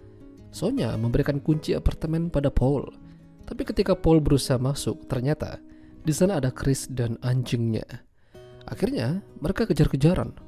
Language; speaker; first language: Indonesian; non-native, local second language; Javanese